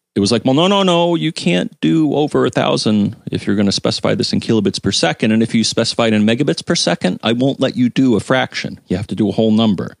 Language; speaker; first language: English; native; English